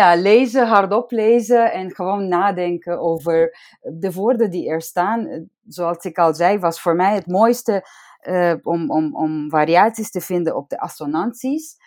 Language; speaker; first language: Dutch; non-native, fluent; Romanian